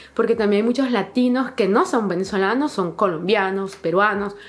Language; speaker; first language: Spanish; native; Spanish